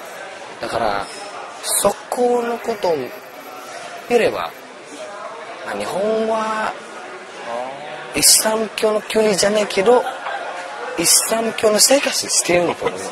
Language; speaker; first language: Japanese; non-native, learner; Indonesian